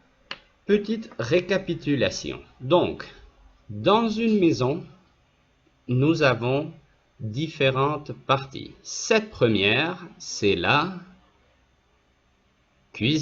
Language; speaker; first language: French; non-native, fluent; Spanish